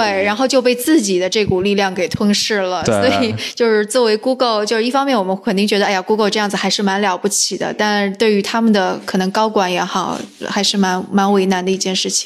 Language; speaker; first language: Chinese; native; Chinese